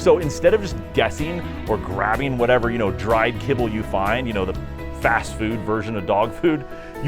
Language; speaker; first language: English; native; English